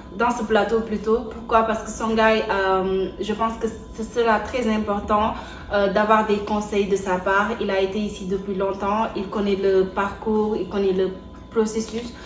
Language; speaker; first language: French; non-native, local second language; Wolof